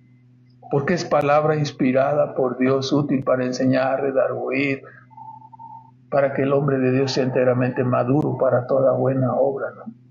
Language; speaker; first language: Spanish; native; Spanish